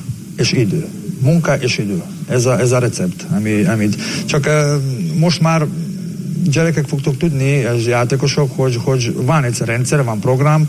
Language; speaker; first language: Hungarian; non-native, learner; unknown